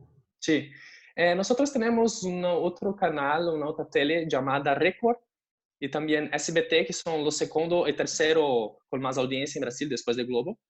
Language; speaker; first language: Spanish; non-native, fluent; Portuguese